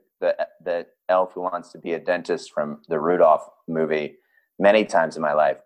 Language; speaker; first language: English; native; English